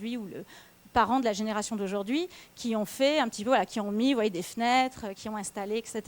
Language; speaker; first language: French; native; French